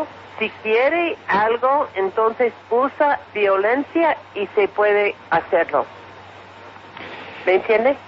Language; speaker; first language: Spanish; non-native, fluent; English